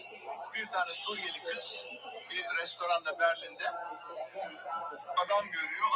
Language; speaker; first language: Turkish; native; Turkish